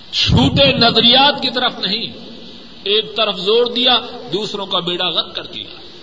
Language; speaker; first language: Urdu; non-native, local second language; Punjabi